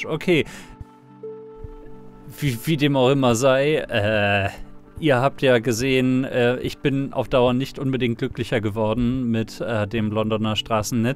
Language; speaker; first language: German; native; German